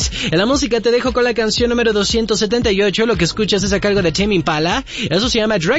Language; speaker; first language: Spanish; native; Spanish